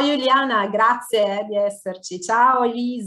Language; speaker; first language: Italian; native; Italian